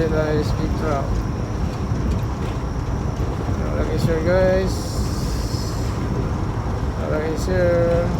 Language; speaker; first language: English; non-native, learner; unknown